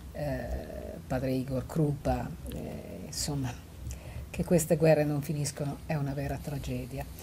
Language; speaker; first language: Italian; native; Italian